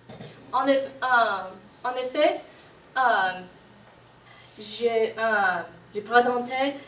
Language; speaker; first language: French; non-native, learner; English